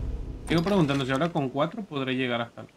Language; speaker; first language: Spanish; native; Spanish